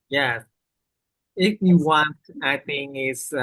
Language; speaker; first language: English; non-native, learner; Vietnamese